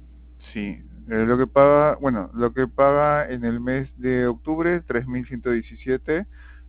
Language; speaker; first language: Spanish; native; Spanish